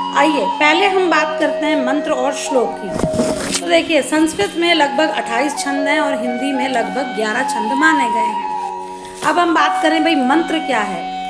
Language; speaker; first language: Hindi; native; Hindi